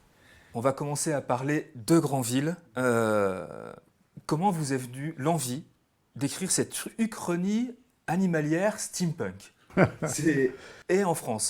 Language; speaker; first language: French; native; French